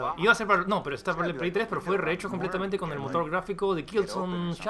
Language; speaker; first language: Spanish; native; Spanish